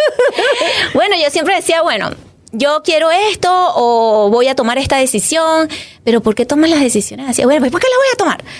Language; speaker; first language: Spanish; native; Spanish